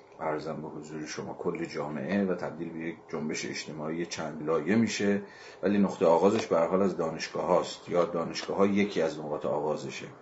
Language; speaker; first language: Persian; native; Persian